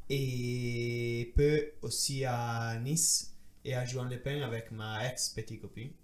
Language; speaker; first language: French; non-native, learner; Italian